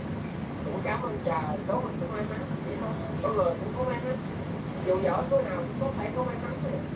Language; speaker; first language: Vietnamese; native; Vietnamese